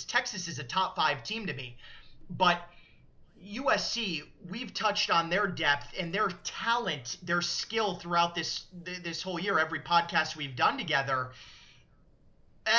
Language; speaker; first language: English; native; English